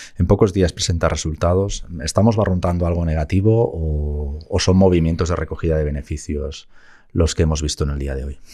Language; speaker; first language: Spanish; native; Spanish